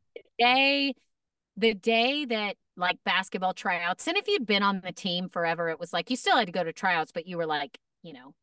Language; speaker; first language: English; native; English